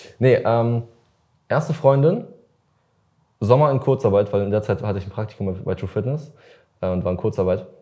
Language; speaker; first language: German; early bilingual, other home language; Russian